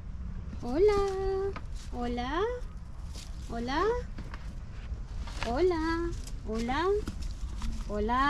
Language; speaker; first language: Spanish; non-native, learner; Filipino